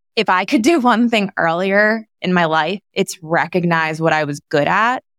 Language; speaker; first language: English; native; English